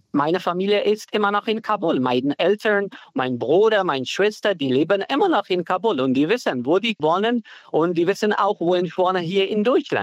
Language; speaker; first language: German; non-native, learner; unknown